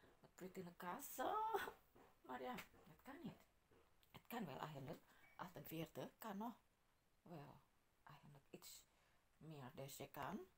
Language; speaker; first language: Dutch; non-native, learner; Indonesian